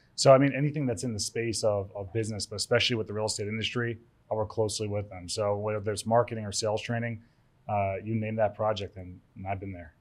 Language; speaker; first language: English; early bilingual, other home language; Turkish